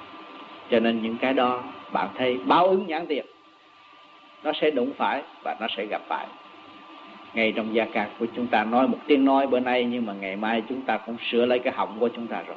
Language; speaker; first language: Vietnamese; native; Vietnamese